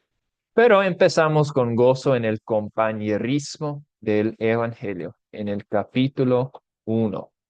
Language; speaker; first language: Spanish; non-native, fluent; English